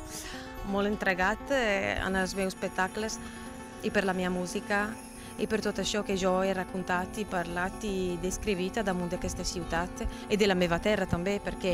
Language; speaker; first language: Catalan; non-native, local second language; Italian